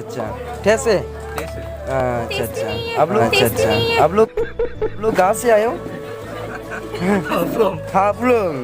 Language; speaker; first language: Hindi; non-native, local second language; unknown